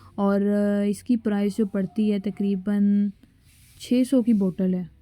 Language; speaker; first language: Urdu; non-native, local second language; Punjabi